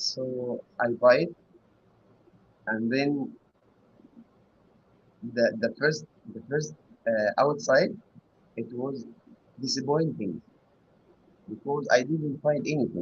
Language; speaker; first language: English; non-native, learner; Arabic